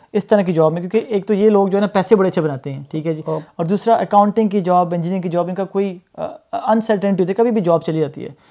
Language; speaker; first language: Urdu; native; Urdu